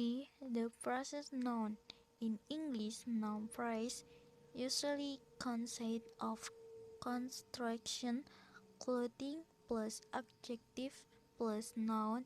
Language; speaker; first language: English; non-native, learner; Indonesian